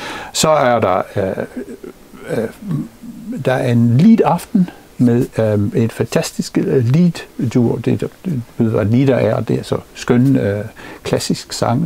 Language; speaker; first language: Danish; non-native, fluent; English